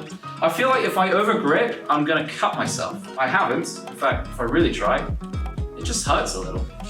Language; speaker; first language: English; native; English